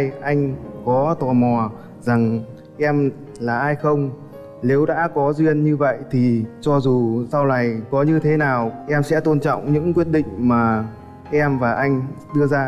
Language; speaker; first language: Vietnamese; native; Vietnamese